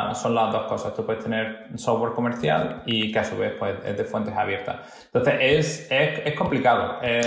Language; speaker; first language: Spanish; native; Spanish